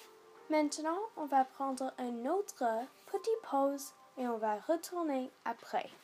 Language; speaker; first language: French; non-native, local second language; English